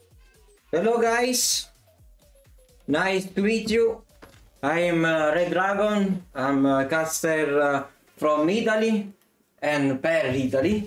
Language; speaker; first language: English; non-native, learner; Italian